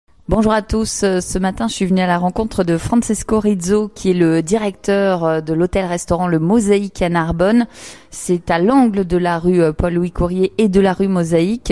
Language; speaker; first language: French; native; French